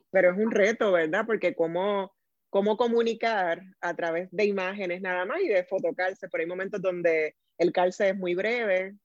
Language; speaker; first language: Spanish; native; Spanish